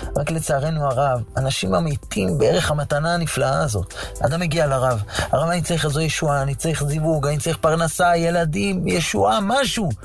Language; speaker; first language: Hebrew; native; Hebrew